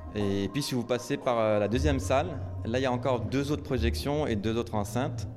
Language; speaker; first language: French; non-native, local second language; Arabic